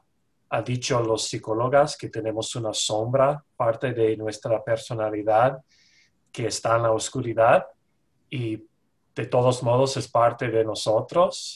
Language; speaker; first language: Spanish; non-native, fluent; English